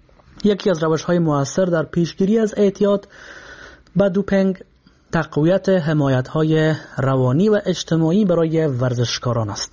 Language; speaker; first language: Persian; native; Persian